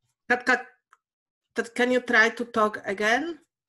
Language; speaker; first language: English; non-native, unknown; Slovak